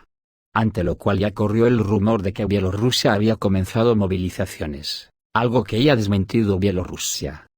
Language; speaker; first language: Spanish; native; Spanish